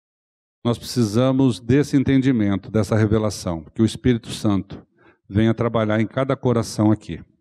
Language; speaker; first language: Portuguese; native; Portuguese